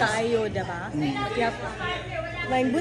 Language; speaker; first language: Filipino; non-native, local second language; Cebuano